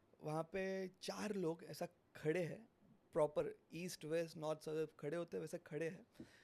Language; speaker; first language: Hindi; non-native, local second language; Marathi